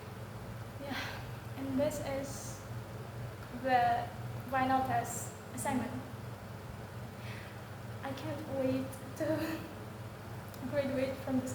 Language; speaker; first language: English; non-native, learner; Indonesian